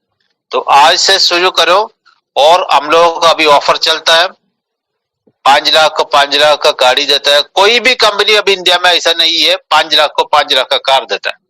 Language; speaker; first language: Hindi; non-native, local second language; Malayalam